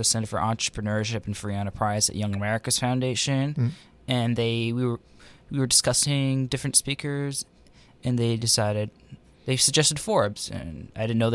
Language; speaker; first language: English; native; English